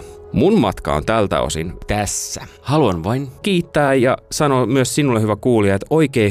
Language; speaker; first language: Finnish; native; Finnish